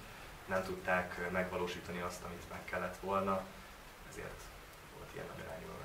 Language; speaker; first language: Hungarian; native; Hungarian